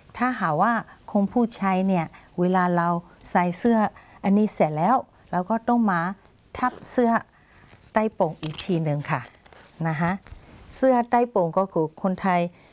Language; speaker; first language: Thai; non-native, fluent; Burmese